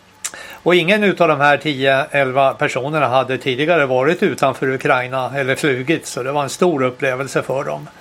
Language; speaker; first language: Swedish; native; Swedish